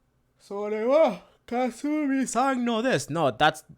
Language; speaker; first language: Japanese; non-native, learner; Spanish